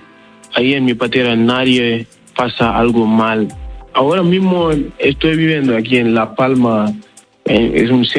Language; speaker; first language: Spanish; non-native, learner; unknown